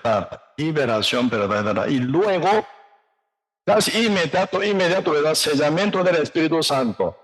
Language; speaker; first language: Spanish; non-native, learner; Korean